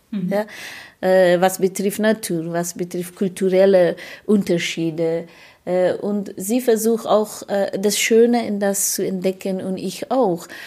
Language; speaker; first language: German; non-native, fluent; Persian